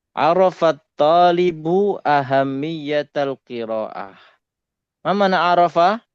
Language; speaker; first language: Arabic; non-native, local second language; Indonesian